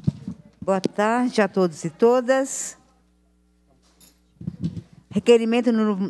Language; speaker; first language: Portuguese; native; Portuguese